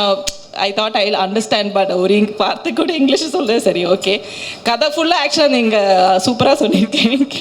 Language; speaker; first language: Tamil; non-native, learner; Malayalam